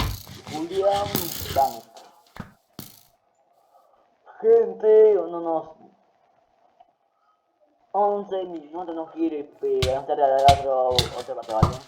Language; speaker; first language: Spanish; native; Spanish